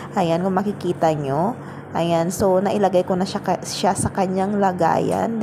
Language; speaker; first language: Filipino; native; Filipino